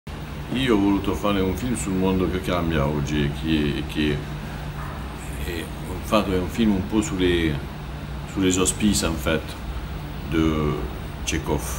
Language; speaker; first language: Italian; non-native, learner; French